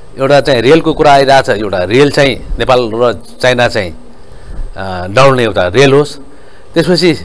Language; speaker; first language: Nepali; native; Nepali